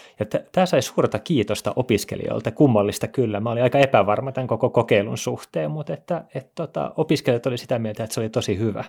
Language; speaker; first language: Finnish; native; Finnish